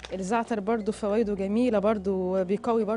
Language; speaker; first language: Arabic; native; Arabic